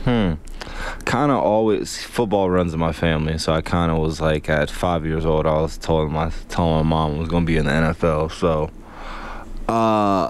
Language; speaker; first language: English; native; English